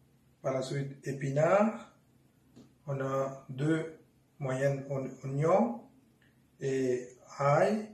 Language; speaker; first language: French; non-native, fluent; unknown